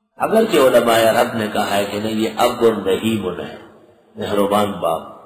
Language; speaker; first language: Urdu; non-native, local second language; Pashto